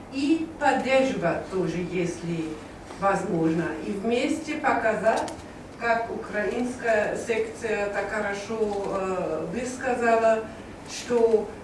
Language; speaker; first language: Russian; non-native, learner; German